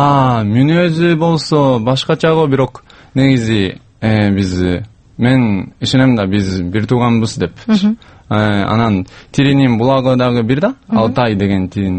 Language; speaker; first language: Kyrgyz; non-native, learner; Japanese